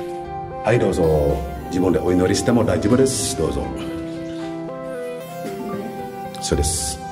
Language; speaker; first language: Japanese; non-native, fluent; Indonesian